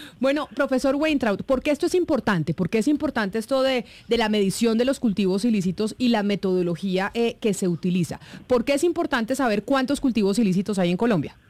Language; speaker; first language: Spanish; native; Spanish